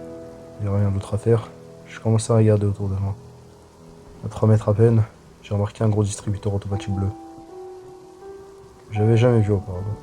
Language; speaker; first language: French; native; French